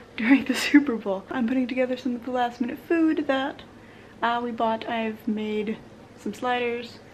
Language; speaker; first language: English; native; English